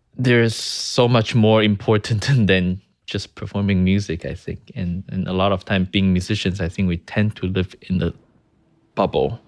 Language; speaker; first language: English; early bilingual, other home language; Chinese